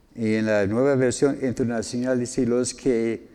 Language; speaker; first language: Spanish; non-native, fluent; English